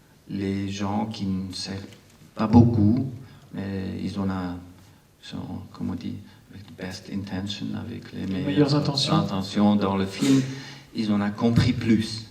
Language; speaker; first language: French; non-native, local second language; Arabic